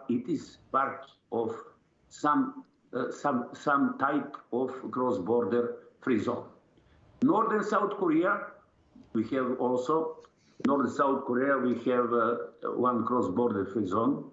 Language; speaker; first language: English; non-native, learner; Serbian